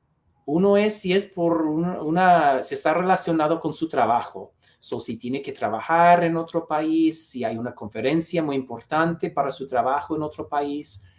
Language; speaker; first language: Spanish; non-native, fluent; English